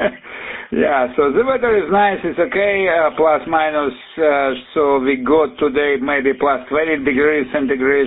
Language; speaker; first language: English; non-native, fluent; Russian